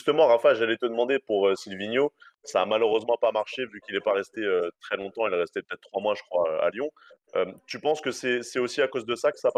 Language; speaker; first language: French; native; French